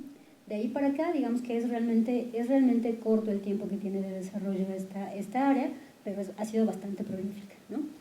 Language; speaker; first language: Spanish; native; Spanish